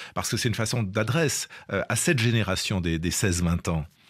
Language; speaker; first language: French; non-native, local second language; Wolof